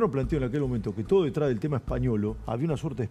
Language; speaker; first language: Spanish; native; Spanish